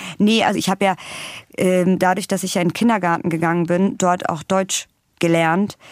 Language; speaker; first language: German; early bilingual, other home language; Russian